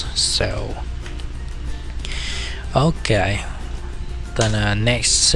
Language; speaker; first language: English; non-native, learner; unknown